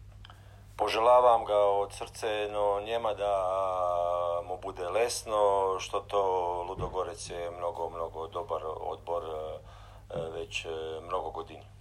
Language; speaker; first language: Bulgarian; non-native, learner; Croatian